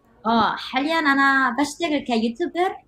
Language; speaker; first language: Arabic; non-native, fluent; Korean